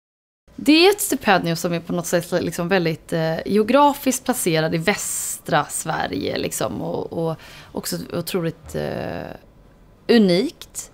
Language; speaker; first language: Swedish; native; Swedish